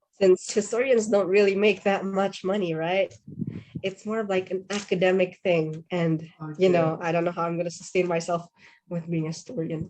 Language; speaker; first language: English; non-native, fluent; Indonesian